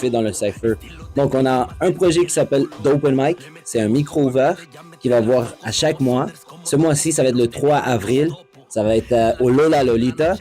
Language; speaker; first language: French; non-native, fluent; Spanish